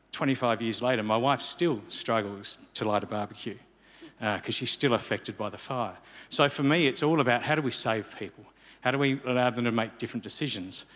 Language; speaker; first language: English; native; English